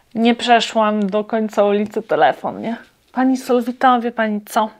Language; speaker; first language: Polish; non-native, fluent; Latvian